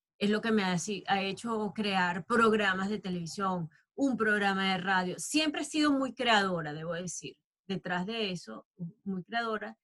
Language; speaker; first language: Spanish; native; Spanish